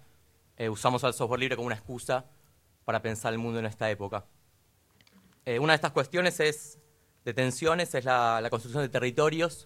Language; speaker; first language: Spanish; native; Spanish